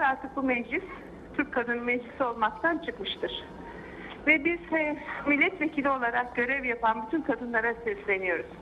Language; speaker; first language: Turkish; native; Turkish